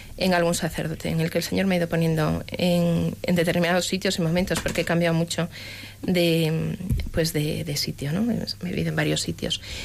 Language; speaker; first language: Spanish; native; Spanish